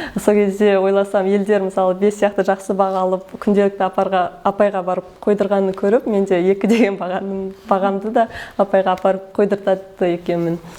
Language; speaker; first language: Kazakh; early bilingual, heritage; Kazakh